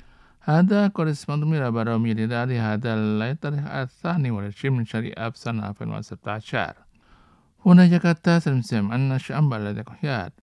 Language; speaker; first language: Arabic; non-native, fluent; Indonesian